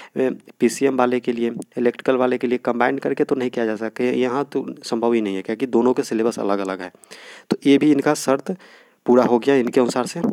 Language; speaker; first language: Hindi; native; Hindi